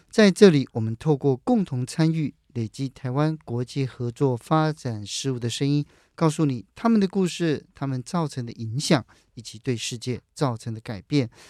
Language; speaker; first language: Chinese; native; Chinese